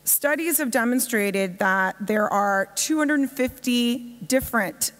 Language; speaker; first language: English; native; English